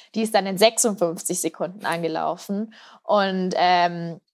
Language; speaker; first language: German; native; German